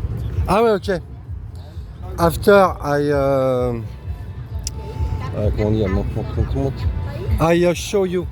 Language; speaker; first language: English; non-native, learner; French